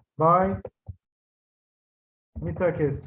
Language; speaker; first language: German; non-native, fluent; Turkish